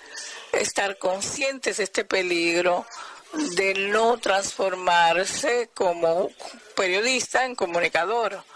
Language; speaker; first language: Spanish; non-native, fluent; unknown